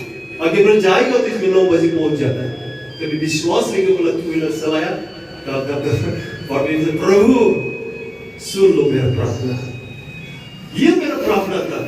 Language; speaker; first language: Hindi; non-native, local second language; Bodo